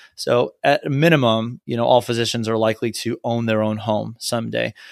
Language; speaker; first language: English; native; English